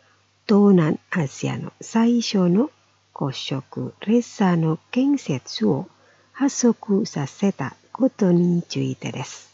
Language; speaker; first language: Japanese; non-native, fluent; Indonesian